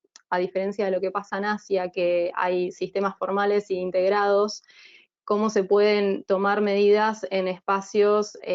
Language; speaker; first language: Spanish; native; Spanish